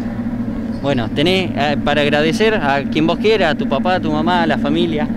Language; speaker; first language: Spanish; native; Spanish